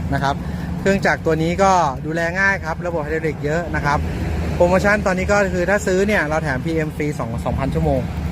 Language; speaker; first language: Thai; native; Thai